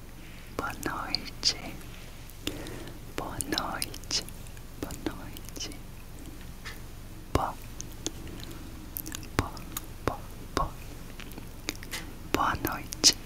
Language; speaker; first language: Portuguese; non-native, learner; Turkish